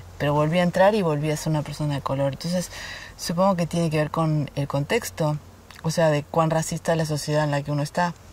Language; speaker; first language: Spanish; native; Spanish